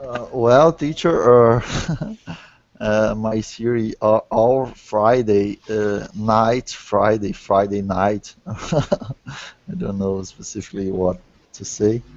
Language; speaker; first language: English; non-native, learner; Portuguese